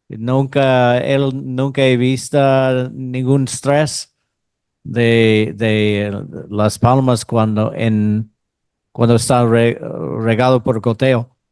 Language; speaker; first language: Spanish; non-native, fluent; English